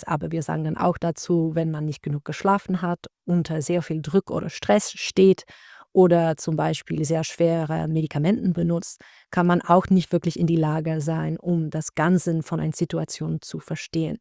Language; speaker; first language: German; non-native, learner; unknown